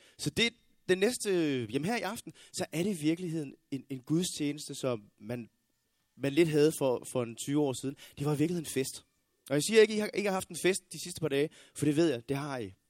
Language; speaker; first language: Danish; native; Danish